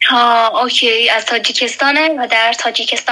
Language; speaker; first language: Persian; native; Persian